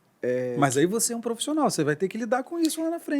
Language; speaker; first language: Portuguese; native; Portuguese